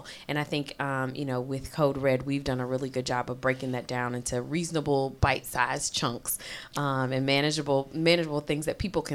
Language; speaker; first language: English; native; English